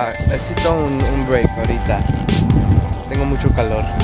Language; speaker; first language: Spanish; early bilingual, heritage; Spanish